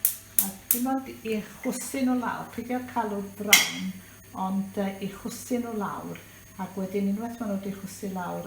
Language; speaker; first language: Welsh; native; Welsh